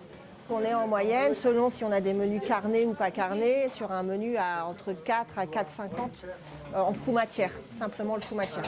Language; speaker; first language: French; native; French